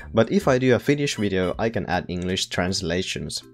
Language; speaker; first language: English; non-native, fluent; Finnish